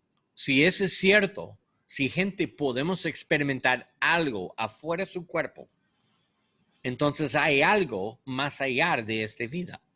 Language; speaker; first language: Spanish; non-native, learner; English